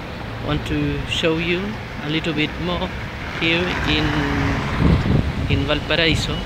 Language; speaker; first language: English; non-native, learner; Spanish